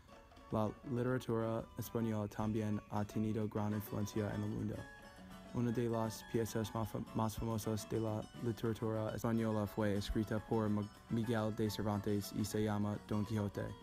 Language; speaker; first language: Spanish; non-native, learner; English